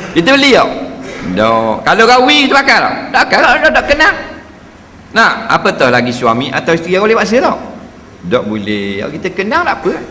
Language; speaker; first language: Malay; native; Malay